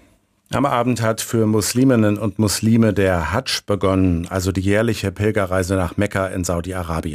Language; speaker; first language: German; native; German